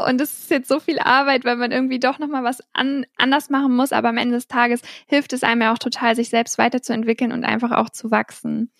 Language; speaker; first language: German; native; German